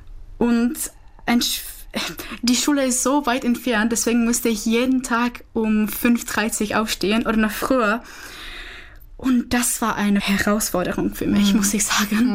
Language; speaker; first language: German; non-native, fluent; Czech